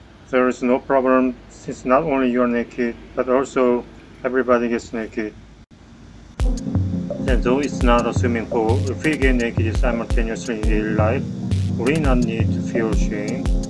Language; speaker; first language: English; non-native, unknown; Korean